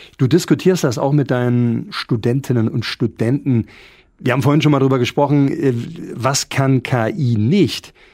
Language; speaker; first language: German; native; German